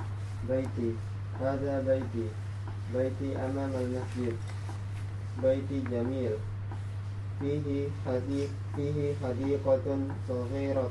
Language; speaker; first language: Arabic; non-native, learner; Indonesian